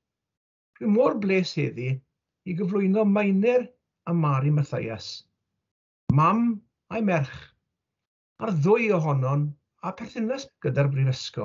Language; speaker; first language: Welsh; native; Welsh